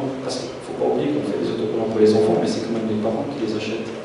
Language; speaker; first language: French; native; French